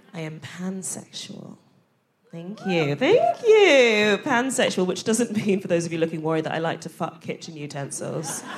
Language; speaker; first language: English; early bilingual, other home language; Akan